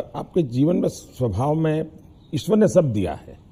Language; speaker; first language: Hindi; non-native, local second language; Gujarati